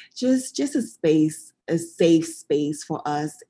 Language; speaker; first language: English; early bilingual, other home language; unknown